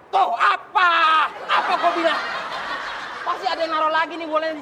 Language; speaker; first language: Indonesian; native; Indonesian